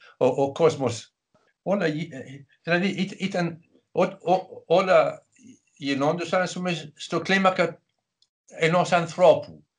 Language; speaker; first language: Greek; non-native, fluent; English